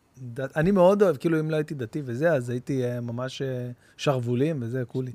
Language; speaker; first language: Hebrew; native; Hebrew